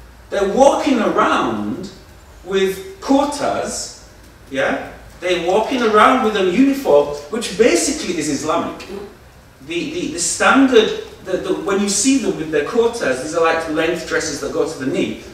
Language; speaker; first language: English; native; English